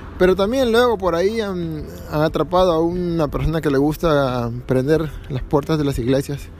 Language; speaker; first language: Spanish; native; Spanish